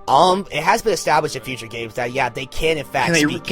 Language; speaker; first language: English; native; English